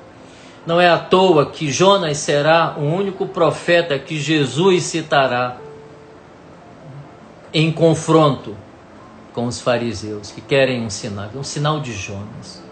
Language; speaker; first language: Portuguese; native; Portuguese